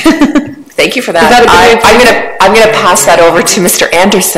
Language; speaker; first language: English; native; English